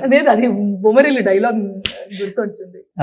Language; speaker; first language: Telugu; non-native, learner; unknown